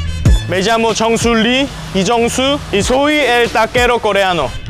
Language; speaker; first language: Spanish; non-native, learner; Korean